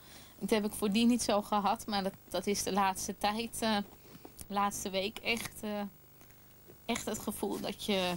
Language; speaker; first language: Dutch; native; Dutch